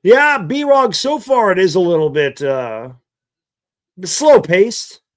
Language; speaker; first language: English; native; English